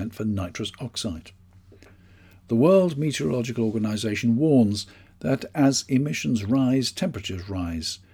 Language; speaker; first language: English; native; English